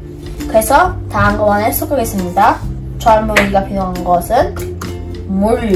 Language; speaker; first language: Korean; early bilingual, other home language; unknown